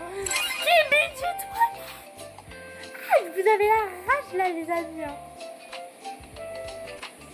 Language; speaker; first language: French; native; French